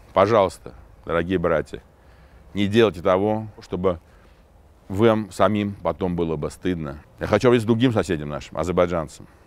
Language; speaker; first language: Russian; non-native, local second language; Armenian